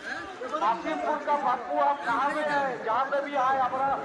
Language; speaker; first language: Hindi; non-native, local second language; Bangla